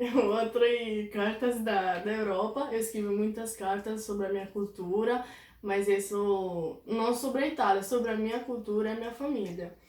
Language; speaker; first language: Portuguese; non-native, fluent; Italian